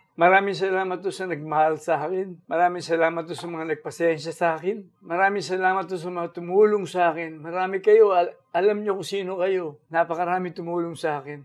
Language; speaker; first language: Filipino; native; Filipino